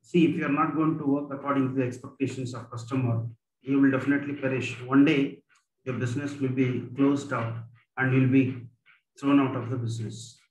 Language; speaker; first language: English; non-native, local second language; Kannada